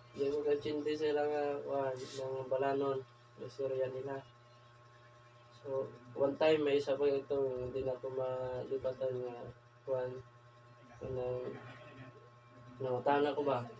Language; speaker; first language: Cebuano; non-native, local second language; Waray